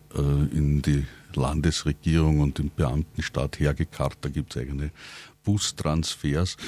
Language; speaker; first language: German; native; German